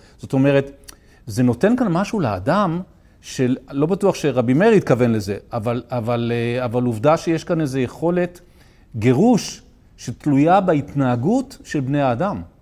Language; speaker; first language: Hebrew; native; Hebrew